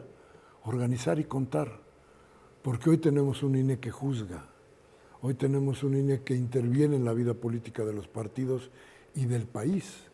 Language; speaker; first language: Spanish; native; Spanish